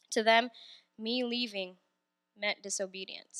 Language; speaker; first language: English; native; English